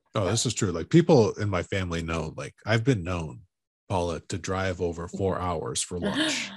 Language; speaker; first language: English; native; English